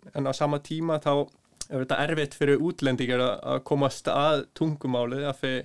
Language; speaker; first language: Icelandic; non-native, fluent; Danish